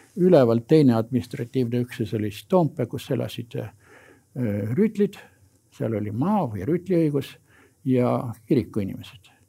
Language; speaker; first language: Estonian; native; Estonian